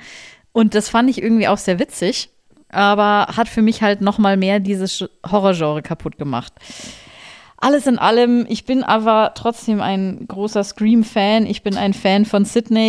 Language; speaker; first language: German; native; German